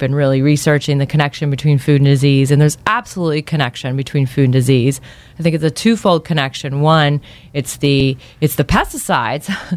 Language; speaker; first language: English; native; English